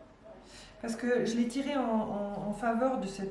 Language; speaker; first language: French; native; French